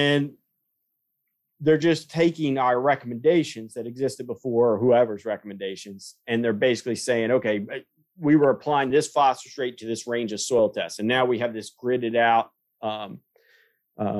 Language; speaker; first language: English; native; English